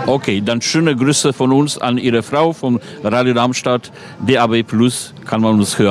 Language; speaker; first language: German; non-native, fluent; Polish